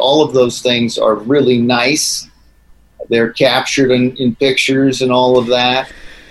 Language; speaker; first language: English; native; English